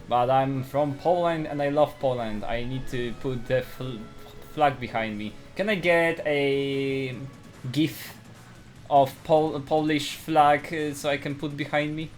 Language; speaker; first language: English; non-native, fluent; Polish